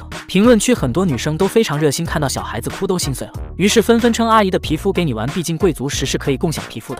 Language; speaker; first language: Chinese; native; Chinese